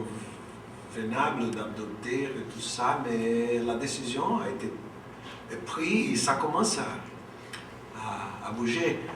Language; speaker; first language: French; non-native, local second language; Portuguese